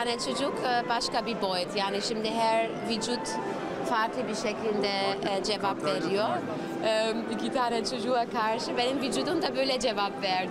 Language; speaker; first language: Turkish; early bilingual, heritage; German